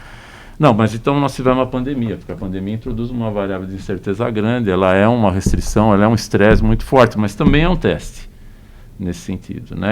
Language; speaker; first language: Portuguese; native; Portuguese